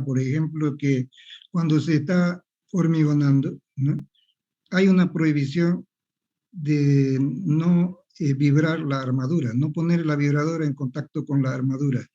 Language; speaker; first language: Spanish; native; Spanish